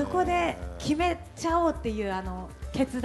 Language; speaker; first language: Japanese; native; Japanese